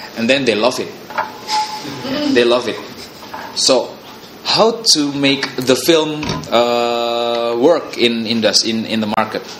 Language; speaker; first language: English; non-native, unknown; Indonesian